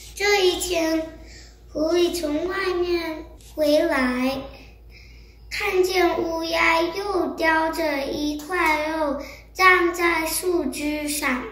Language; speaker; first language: Chinese; early bilingual, heritage; Chinese